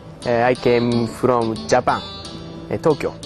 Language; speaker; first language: English; non-native, learner; Japanese